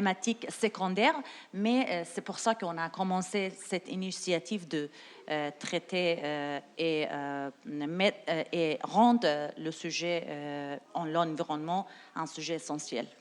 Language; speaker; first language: French; non-native, learner; Persian